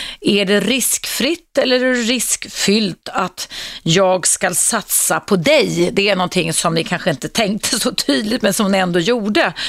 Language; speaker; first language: Swedish; native; Swedish